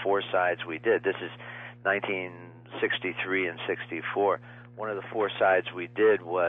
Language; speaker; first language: English; native; English